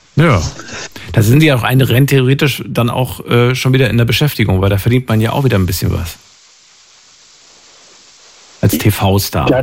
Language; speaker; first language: German; native; German